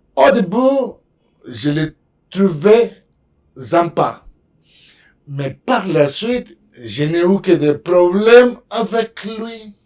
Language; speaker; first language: French; non-native, fluent; Spanish